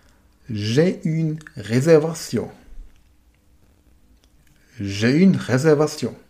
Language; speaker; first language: French; non-native, fluent; German